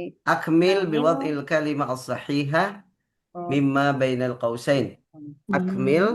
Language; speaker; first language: Arabic; non-native, fluent; Indonesian